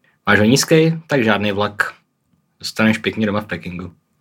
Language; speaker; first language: Czech; native; Czech